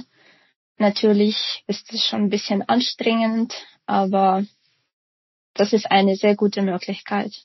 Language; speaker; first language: German; non-native, fluent; Ukrainian